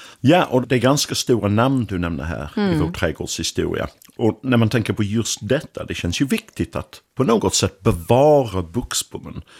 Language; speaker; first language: Swedish; non-native, fluent; English